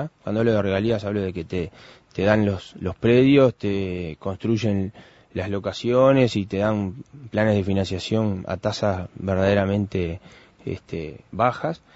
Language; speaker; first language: Spanish; native; Spanish